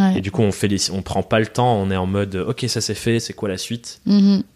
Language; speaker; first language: French; early bilingual, other home language; English